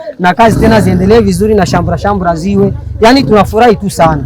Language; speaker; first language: Swahili; native; Swahili